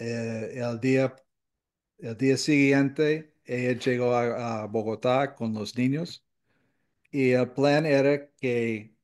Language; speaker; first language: Spanish; non-native, fluent; English